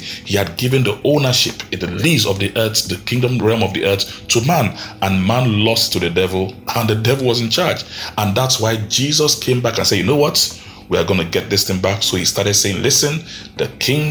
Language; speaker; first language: English; non-native, local second language; Yoruba